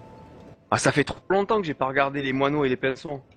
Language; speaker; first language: French; native; French